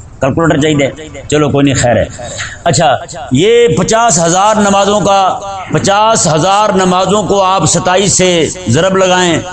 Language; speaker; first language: Urdu; non-native, local second language; Punjabi